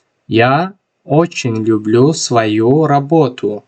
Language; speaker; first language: Russian; non-native, local second language; Tajik